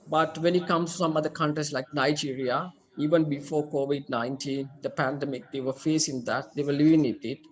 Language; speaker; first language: English; non-native, local second language; Sinhala